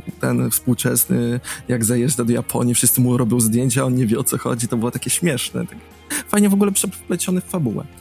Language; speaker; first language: Polish; native; Polish